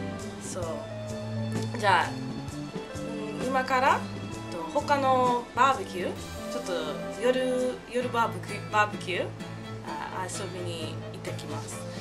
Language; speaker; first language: Japanese; non-native, learner; English